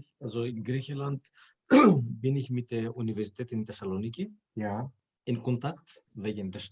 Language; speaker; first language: German; non-native, fluent; Greek